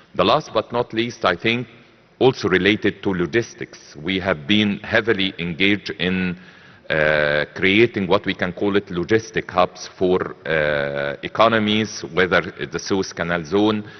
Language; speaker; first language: English; non-native, fluent; Arabic